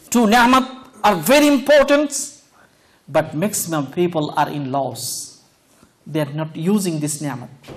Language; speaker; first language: English; non-native, local second language; Bangla